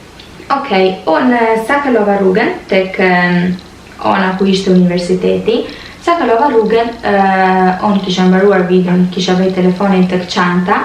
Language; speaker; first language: Albanian; early bilingual, heritage; Albanian